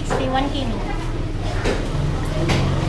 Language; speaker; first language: English; non-native, local second language; Cebuano